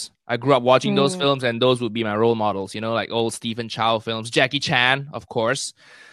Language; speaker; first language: English; non-native, local second language; Cantonese